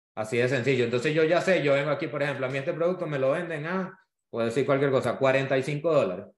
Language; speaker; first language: Spanish; native; Spanish